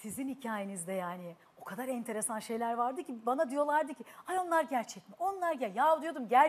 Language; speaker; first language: Turkish; native; Turkish